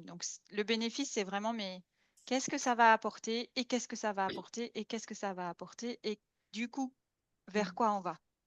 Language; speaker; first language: French; native; French